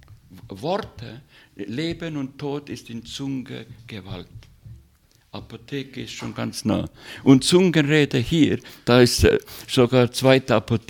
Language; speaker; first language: German; non-native, learner; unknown